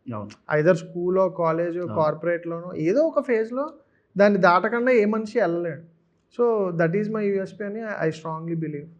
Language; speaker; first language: Telugu; native; Telugu